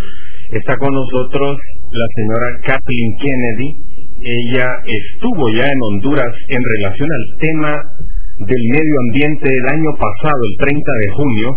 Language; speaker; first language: Spanish; native; Spanish